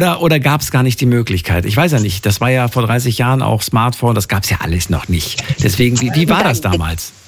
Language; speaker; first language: German; native; German